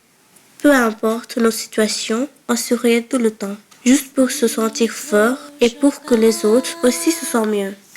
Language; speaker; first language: French; early bilingual, other home language; Bangla